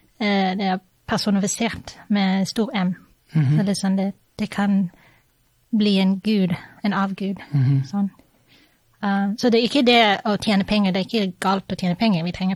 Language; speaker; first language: Norwegian; non-native, fluent; English